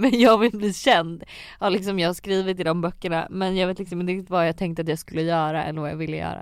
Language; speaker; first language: Swedish; native; Swedish